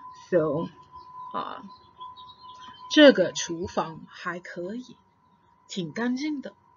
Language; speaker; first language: Chinese; non-native, fluent; English